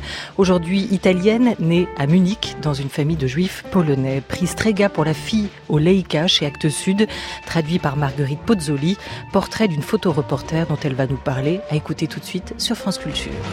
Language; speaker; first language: French; native; French